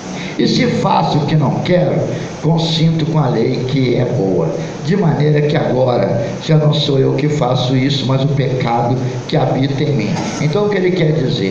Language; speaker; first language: Portuguese; native; Portuguese